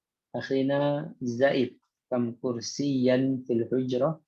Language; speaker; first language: Arabic; non-native, fluent; Indonesian